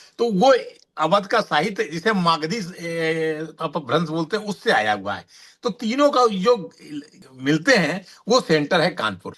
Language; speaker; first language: Hindi; native; Hindi